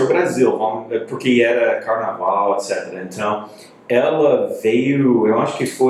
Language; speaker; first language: Portuguese; non-native, fluent; English